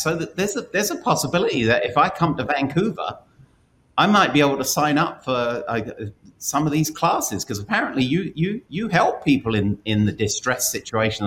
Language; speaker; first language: English; native; English